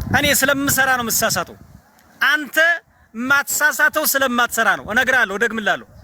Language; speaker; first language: Amharic; native; Amharic